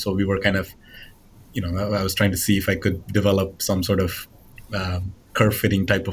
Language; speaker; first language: English; non-native, local second language; Tamil